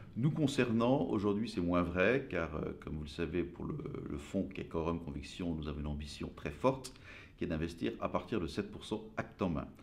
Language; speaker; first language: French; native; French